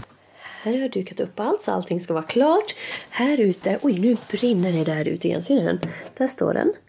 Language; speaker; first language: Swedish; native; Swedish